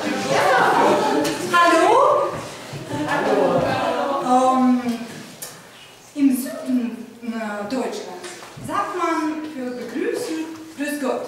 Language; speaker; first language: German; non-native, fluent; Ukrainian